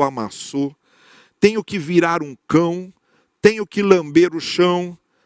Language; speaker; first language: Portuguese; native; Portuguese